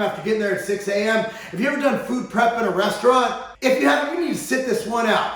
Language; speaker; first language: English; native; English